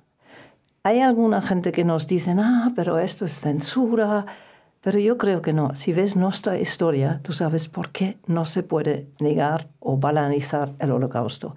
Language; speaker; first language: Spanish; non-native, fluent; German